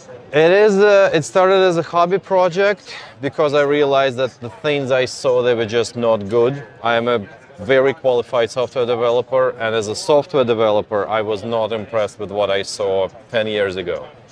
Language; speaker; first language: English; non-native, fluent; Russian